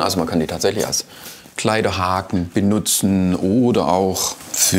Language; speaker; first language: German; native; German